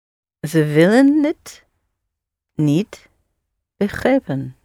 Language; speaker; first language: Dutch; non-native, learner; English